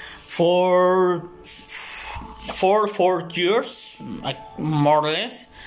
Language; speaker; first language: English; non-native, learner; Spanish